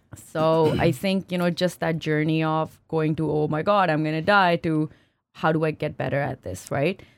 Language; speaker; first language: English; non-native, local second language; Urdu